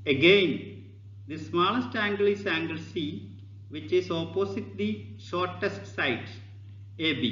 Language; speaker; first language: English; non-native, local second language; Malayalam